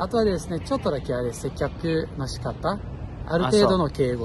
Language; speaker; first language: Japanese; non-native, fluent; Portuguese